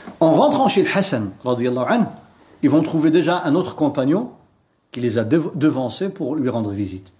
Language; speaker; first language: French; non-native, local second language; Arabic